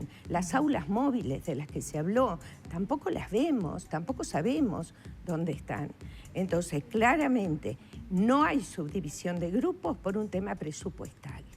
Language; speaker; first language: Spanish; native; Spanish